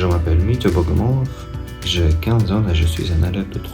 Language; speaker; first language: French; non-native, learner; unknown